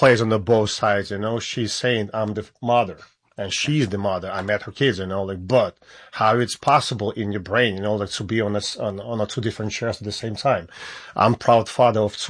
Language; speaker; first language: English; non-native, fluent; Russian